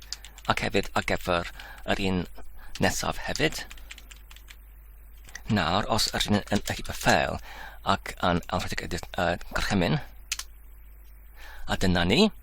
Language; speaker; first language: Welsh; non-native, learner; Polish